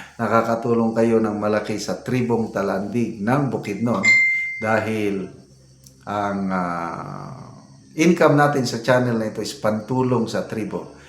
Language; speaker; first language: Filipino; non-native, local second language; Cebuano